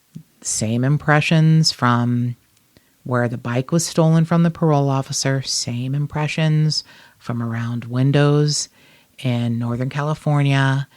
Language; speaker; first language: English; native; English